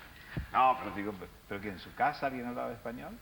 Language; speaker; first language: Spanish; native; Spanish